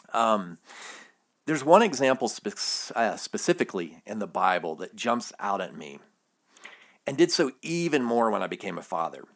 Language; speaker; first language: English; native; English